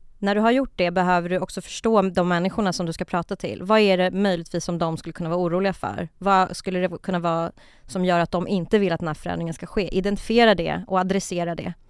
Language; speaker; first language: Swedish; early bilingual, other home language; Kurdish